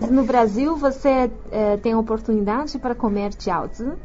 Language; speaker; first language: Portuguese; non-native, fluent; Chinese